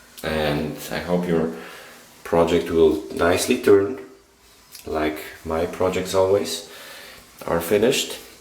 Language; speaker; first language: English; non-native, fluent; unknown